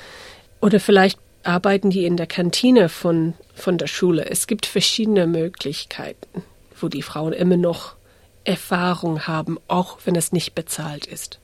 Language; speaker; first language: German; early bilingual, heritage; English